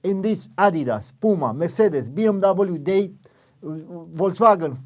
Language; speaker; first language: English; non-native, fluent; Romanian